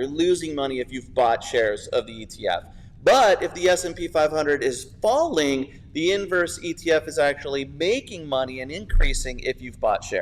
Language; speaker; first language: English; native; English